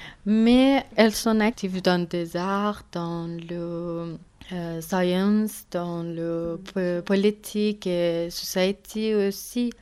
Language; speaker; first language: French; non-native, learner; Persian